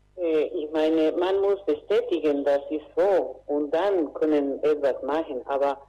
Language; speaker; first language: German; non-native, learner; Spanish